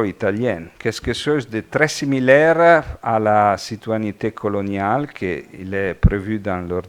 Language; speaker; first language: French; non-native, fluent; Italian